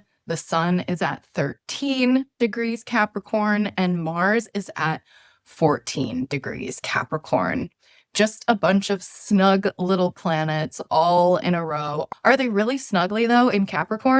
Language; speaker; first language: English; native; English